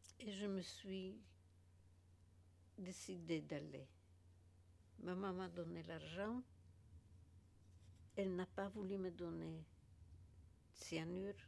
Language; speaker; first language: French; non-native, fluent; Polish